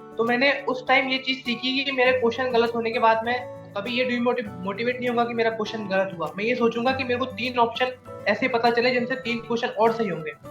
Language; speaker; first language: Hindi; native; Hindi